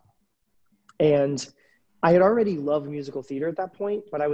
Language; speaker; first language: English; native; English